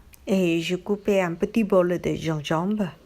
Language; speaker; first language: French; non-native, learner; Chinese